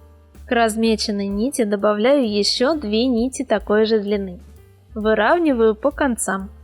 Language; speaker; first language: Russian; native; Russian